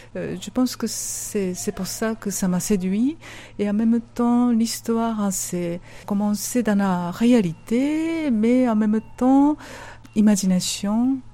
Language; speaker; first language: French; non-native, fluent; Japanese